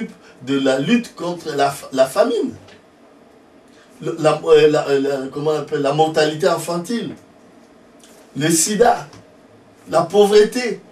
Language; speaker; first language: French; non-native, local second language; Lingala